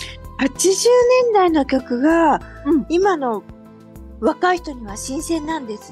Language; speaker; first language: Japanese; native; Japanese